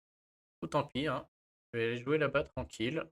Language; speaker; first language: French; native; French